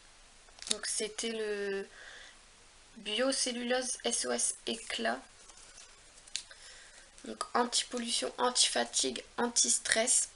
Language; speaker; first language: French; native; French